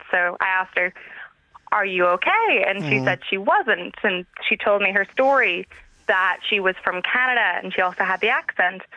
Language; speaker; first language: English; native; English